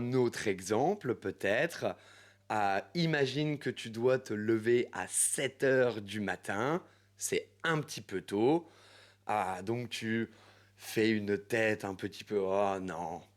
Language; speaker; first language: French; native; French